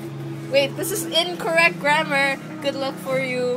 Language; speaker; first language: English; native; English